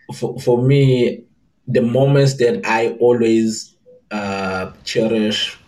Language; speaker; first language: English; non-native, local second language; Zulu